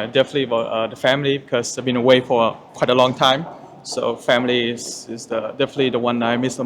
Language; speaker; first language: English; non-native, fluent; Vietnamese